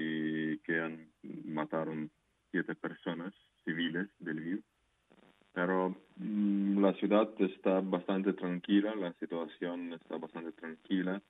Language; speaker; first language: Spanish; non-native, fluent; Ukrainian